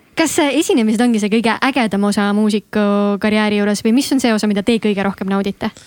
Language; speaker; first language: Estonian; native; Estonian